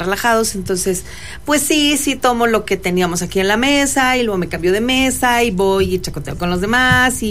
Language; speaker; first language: Spanish; native; Spanish